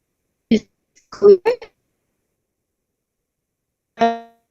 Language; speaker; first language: English; non-native, learner; Indonesian